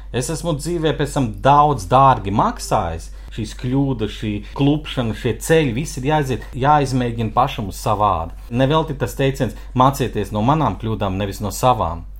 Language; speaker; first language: Latvian; native; Latvian